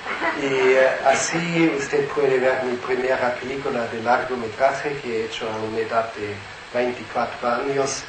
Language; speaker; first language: Spanish; non-native, fluent; German